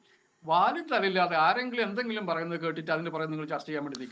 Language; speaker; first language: Malayalam; native; Malayalam